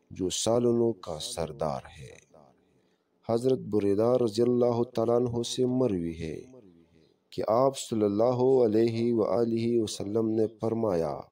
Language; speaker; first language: Urdu; native; Urdu